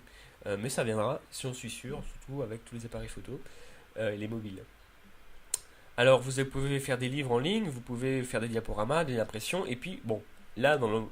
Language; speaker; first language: French; native; French